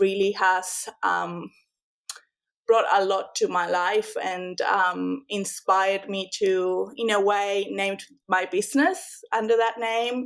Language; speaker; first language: English; non-native, fluent; Spanish